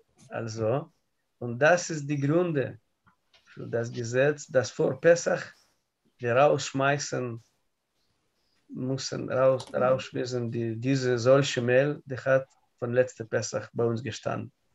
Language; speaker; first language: German; non-native, learner; Russian